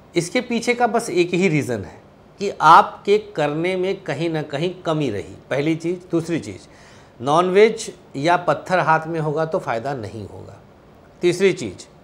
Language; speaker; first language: Hindi; non-native, local second language; Awadhi